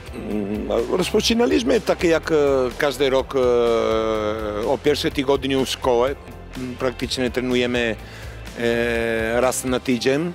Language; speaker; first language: Polish; non-native, learner; Italian